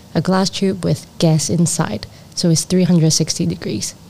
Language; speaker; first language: English; non-native, local second language; Cantonese